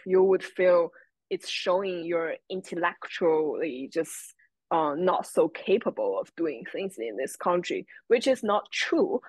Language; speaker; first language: English; non-native, fluent; Chinese